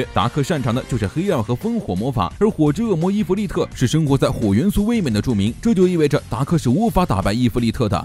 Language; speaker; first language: Chinese; native; Chinese